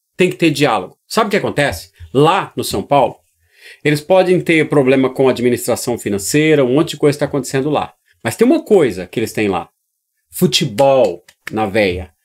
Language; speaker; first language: Portuguese; native; Portuguese